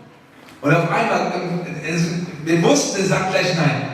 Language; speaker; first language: German; native; German